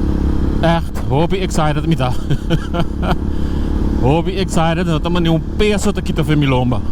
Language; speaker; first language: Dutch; non-native, local second language; Papiamento